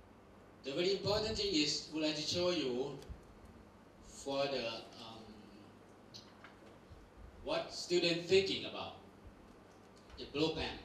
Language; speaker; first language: English; non-native, learner; Thai